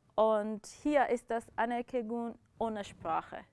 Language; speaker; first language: German; non-native, learner; Persian